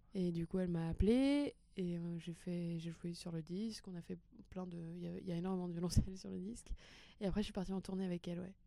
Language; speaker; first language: French; early bilingual, other home language; Portuguese